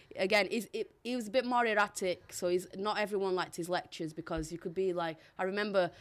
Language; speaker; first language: English; non-native, local second language; Portuguese